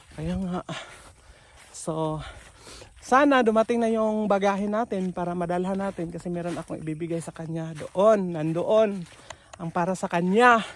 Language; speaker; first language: Filipino; non-native, local second language; Cebuano